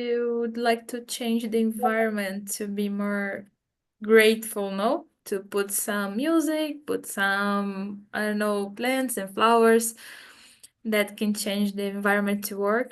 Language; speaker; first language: English; non-native, fluent; Portuguese